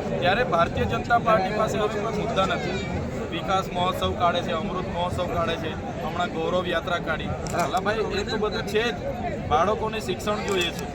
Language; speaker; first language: Gujarati; non-native, local second language; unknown